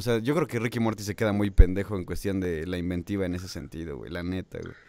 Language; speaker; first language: Spanish; native; Spanish